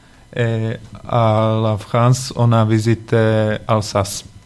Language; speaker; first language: French; non-native, learner; Czech